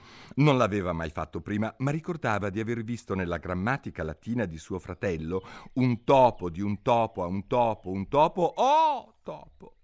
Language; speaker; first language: Italian; native; Italian